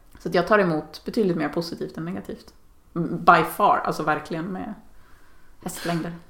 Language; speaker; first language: Swedish; native; Swedish